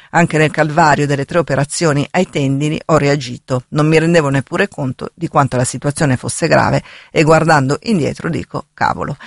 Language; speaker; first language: Italian; native; Italian